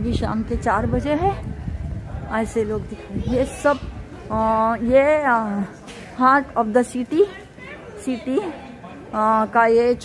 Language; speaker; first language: Hindi; non-native, local second language; Marathi